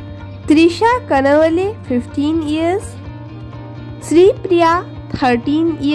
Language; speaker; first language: English; non-native, local second language; Hindi